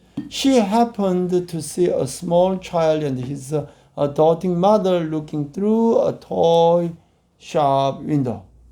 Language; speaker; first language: English; non-native, fluent; Korean